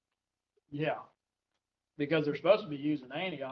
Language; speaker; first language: English; native; English